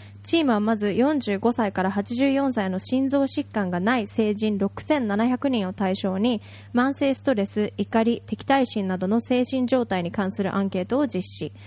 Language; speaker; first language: Japanese; early bilingual, heritage; Japanese